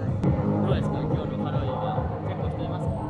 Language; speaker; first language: Japanese; non-native, learner; Spanish